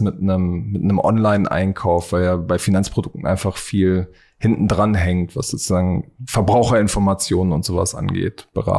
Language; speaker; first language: German; native; German